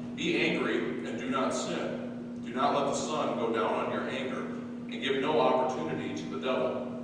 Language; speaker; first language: English; native; English